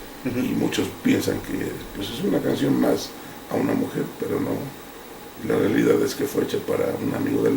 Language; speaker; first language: Spanish; native; Spanish